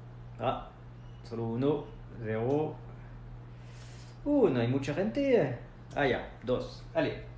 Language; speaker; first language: Spanish; non-native, fluent; French